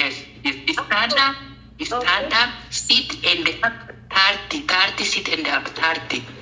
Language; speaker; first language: English; non-native, learner; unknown